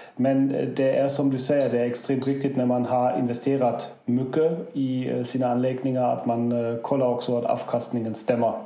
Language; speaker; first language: Swedish; non-native, fluent; German